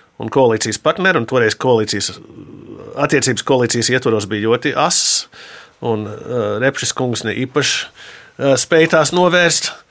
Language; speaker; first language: Latvian; early bilingual, heritage; Latvian